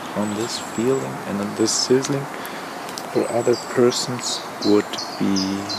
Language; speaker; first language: English; non-native, fluent; German